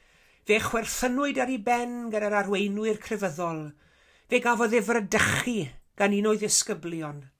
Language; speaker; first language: Welsh; native; Welsh